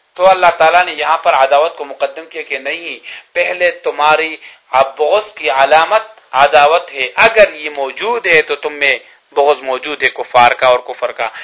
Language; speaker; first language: Urdu; non-native, local second language; Pashto